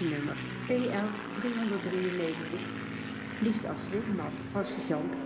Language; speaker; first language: Dutch; native; Dutch